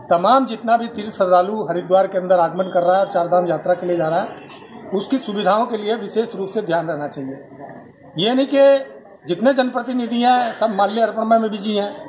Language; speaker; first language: Hindi; native; Hindi